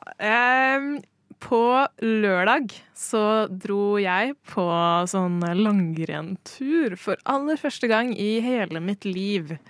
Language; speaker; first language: Norwegian; early bilingual, other home language; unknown